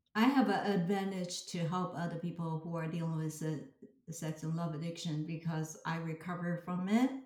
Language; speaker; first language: English; non-native, fluent; Chinese